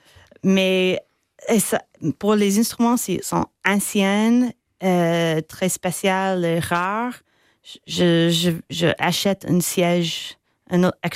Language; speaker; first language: French; non-native, fluent; English